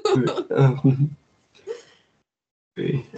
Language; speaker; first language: French; non-native, learner; English